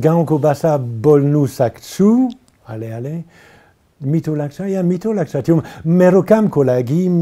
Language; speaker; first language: Nepali; non-native, learner; French